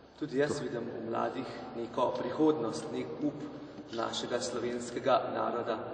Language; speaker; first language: Slovenian; native; Slovenian